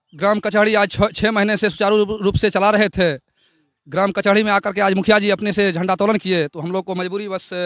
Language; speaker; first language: Hindi; native; Hindi